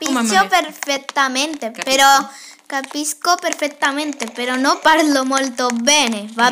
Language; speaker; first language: Italian; non-native, learner; Spanish